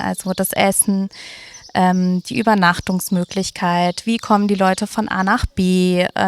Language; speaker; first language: German; native; German